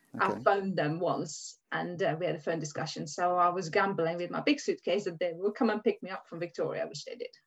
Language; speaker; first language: English; non-native, fluent; Hungarian